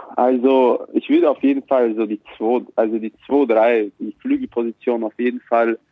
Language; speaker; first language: German; native; German